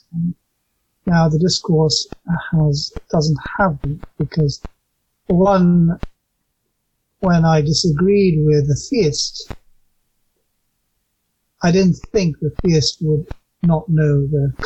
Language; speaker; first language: English; native; English